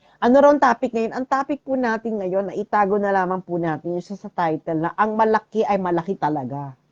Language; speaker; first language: Filipino; native; Filipino